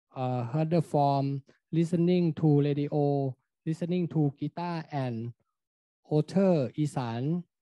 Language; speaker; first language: English; non-native, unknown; Thai